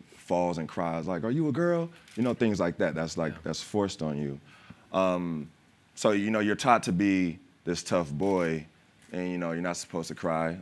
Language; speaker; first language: English; native; English